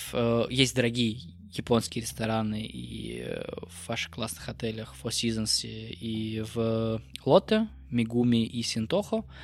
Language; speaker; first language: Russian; native; Russian